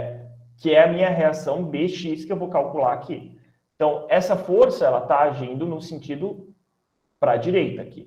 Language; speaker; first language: Portuguese; native; Portuguese